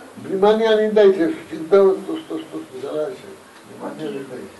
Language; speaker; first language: Russian; non-native, learner; Bangla